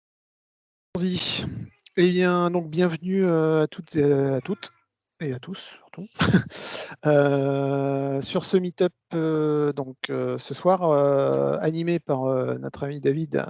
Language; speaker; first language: French; native; French